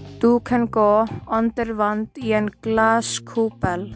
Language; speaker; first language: Norwegian; non-native, learner; Icelandic